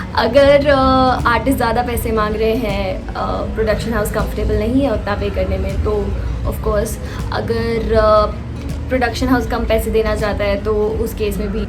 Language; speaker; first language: Hindi; native; Hindi